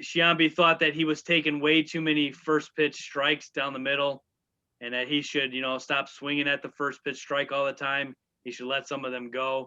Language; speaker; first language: English; native; English